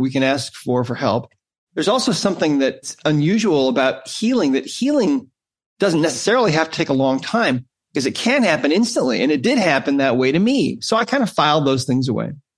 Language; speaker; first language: English; native; English